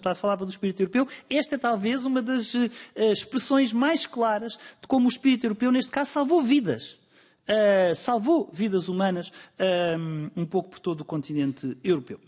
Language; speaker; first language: Portuguese; native; Portuguese